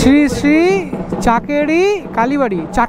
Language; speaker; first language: Hindi; native; Hindi